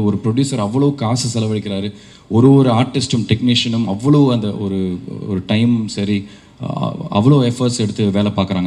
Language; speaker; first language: Tamil; native; Tamil